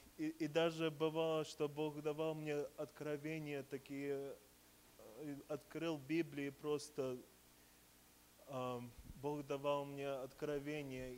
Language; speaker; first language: Russian; early bilingual, heritage; Russian